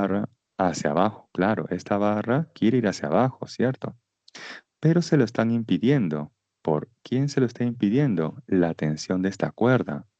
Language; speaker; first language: Spanish; native; Spanish